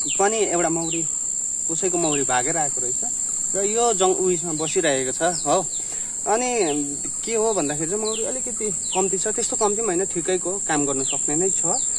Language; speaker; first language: Nepali; native; Nepali